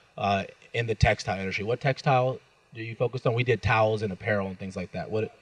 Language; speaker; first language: English; native; English